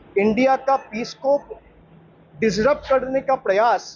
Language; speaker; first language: Hindi; non-native, local second language; Bangla